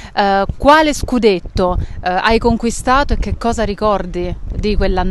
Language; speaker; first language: Italian; native; Italian